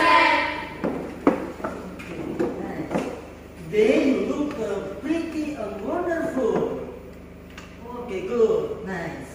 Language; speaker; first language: English; non-native, fluent; Indonesian